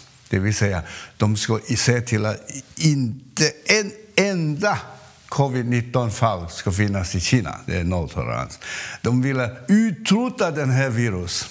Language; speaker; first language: Swedish; non-native, fluent; Cantonese